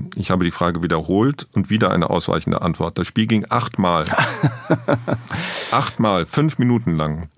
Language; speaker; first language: German; native; German